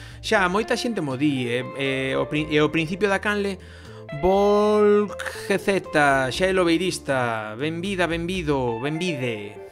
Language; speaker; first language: Galician; non-native, local second language; Spanish